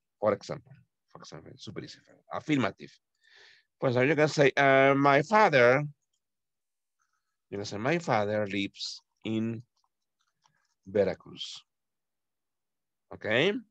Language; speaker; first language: English; non-native, fluent; Spanish